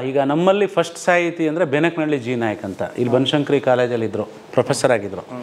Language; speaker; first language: Kannada; non-native, local second language; Lambadi